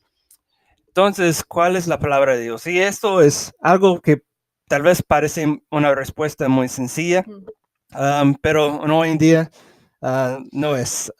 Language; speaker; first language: Spanish; early bilingual, heritage; English